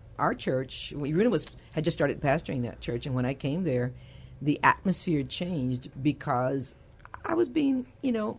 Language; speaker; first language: English; early bilingual, other home language; Spanish